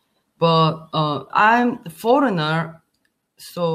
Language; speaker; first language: English; non-native, learner; Korean